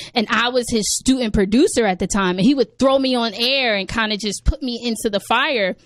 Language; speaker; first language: English; native; English